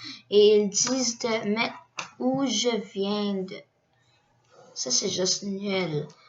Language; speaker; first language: French; early bilingual, other home language; Korean